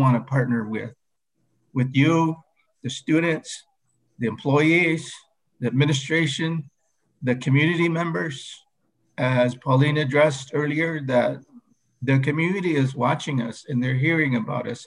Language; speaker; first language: English; early bilingual, other home language; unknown